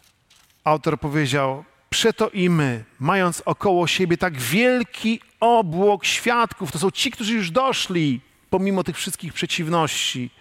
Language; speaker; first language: Polish; native; Polish